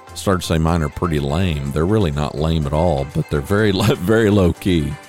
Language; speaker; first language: English; native; English